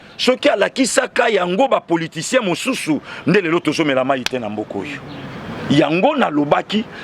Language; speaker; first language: Lingala; non-native, local second language; Mongo